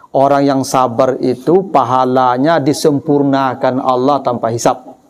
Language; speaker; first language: Malay; non-native, local second language; Minangkabau